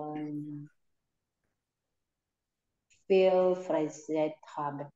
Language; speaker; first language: German; non-native, learner; Indonesian